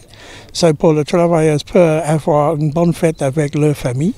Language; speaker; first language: French; non-native, learner; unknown